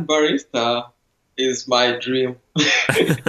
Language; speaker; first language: English; non-native, local second language; Kinyarwanda